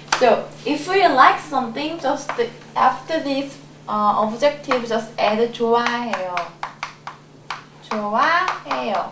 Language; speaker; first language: English; non-native, learner; Korean